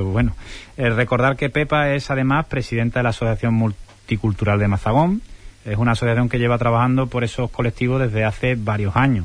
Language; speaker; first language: Spanish; native; Spanish